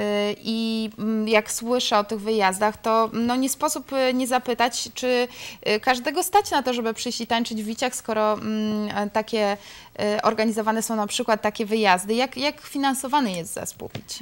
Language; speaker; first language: Polish; native; Polish